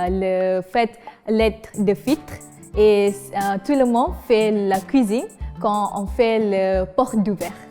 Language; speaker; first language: French; non-native, learner; Malay